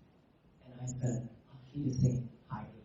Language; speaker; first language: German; non-native, learner; English